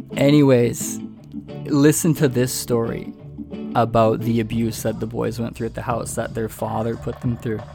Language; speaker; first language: English; native; English